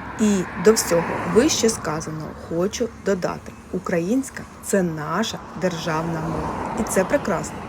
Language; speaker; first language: Ukrainian; native; Ukrainian